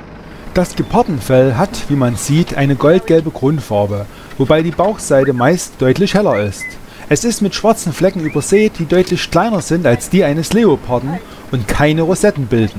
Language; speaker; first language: German; native; German